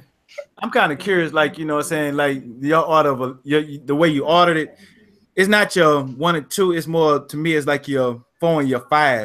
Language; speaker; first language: English; native; English